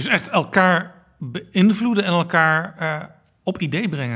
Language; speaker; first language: Dutch; native; Dutch